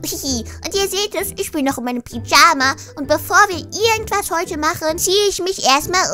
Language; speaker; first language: German; native; German